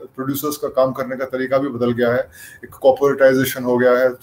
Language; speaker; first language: Hindi; native; Hindi